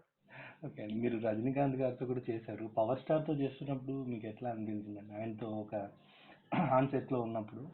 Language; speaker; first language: Telugu; native; Telugu